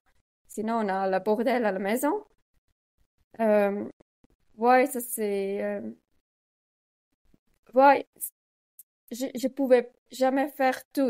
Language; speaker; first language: French; non-native, learner; Swiss German